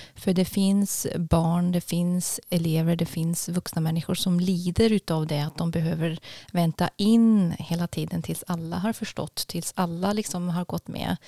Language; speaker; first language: Swedish; non-native, fluent; German